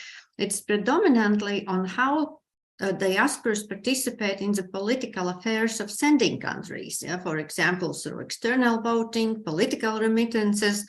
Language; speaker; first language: English; non-native, fluent; Latvian